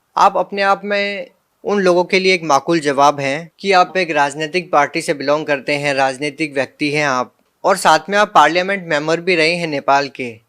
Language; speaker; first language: Hindi; native; Hindi